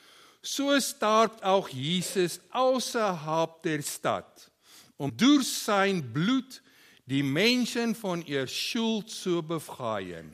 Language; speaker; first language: German; non-native, learner; Afrikaans